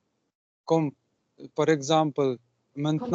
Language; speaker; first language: French; non-native, learner; Russian